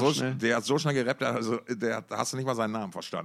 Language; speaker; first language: German; native; German